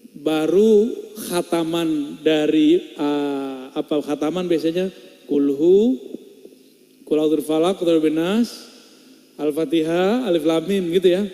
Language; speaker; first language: Indonesian; non-native, local second language; Minangkabau